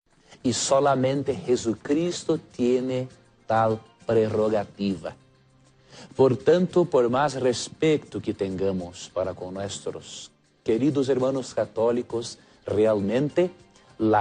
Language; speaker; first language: Spanish; non-native, fluent; Portuguese